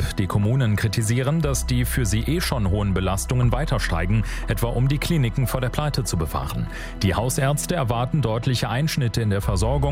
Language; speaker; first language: German; native; German